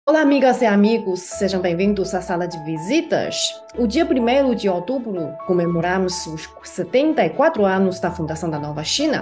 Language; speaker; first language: Portuguese; non-native, fluent; Chinese